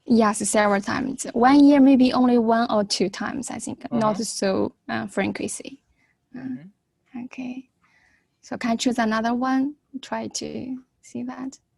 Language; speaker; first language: English; non-native, learner; Chinese